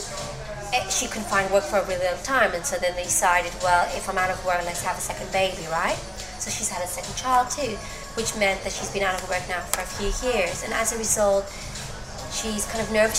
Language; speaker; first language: English; non-native, fluent; Greek